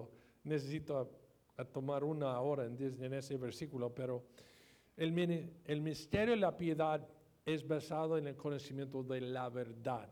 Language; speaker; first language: Spanish; non-native, fluent; English